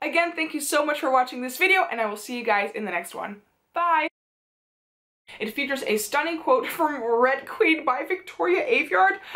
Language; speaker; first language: English; non-native, fluent; Dutch